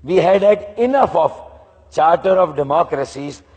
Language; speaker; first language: English; non-native, local second language; Urdu